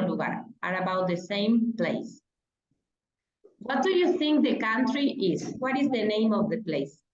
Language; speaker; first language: English; non-native, fluent; Spanish